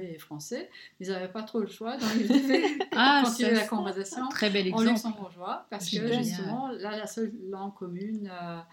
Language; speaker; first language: French; non-native, local second language; Luxembourgish